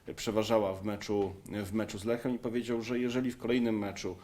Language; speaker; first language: Polish; native; Polish